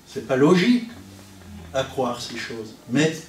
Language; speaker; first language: French; non-native, fluent; Italian